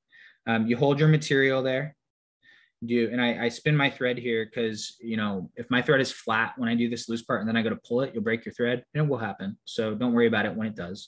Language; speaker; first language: English; native; English